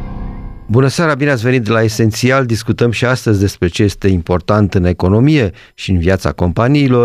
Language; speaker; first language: Romanian; native; Romanian